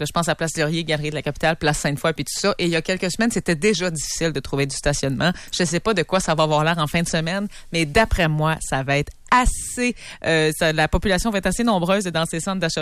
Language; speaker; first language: French; native; French